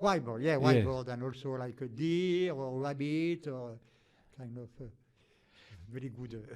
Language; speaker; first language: English; non-native, fluent; French